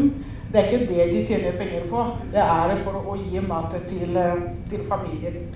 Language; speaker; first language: Norwegian; non-native, fluent; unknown